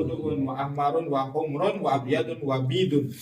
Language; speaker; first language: Arabic; non-native, fluent; Indonesian